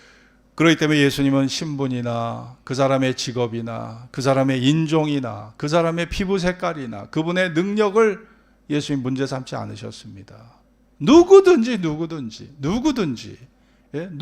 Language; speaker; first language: Korean; native; Korean